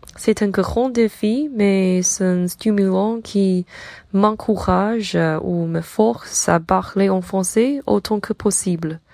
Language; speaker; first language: French; non-native, learner; Chinese